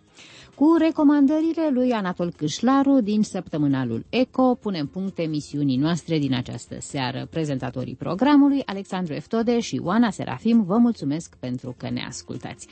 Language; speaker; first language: Romanian; native; Romanian